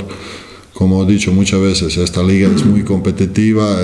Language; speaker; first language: Spanish; non-native, fluent; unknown